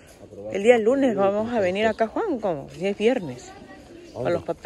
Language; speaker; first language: Spanish; native; Spanish